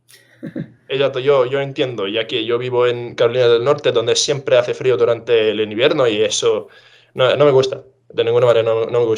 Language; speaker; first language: Spanish; non-native, fluent; English